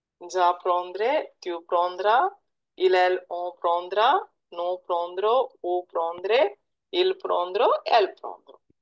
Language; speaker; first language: French; non-native, fluent; Telugu